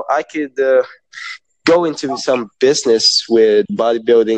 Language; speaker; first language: English; non-native, local second language; Hiligaynon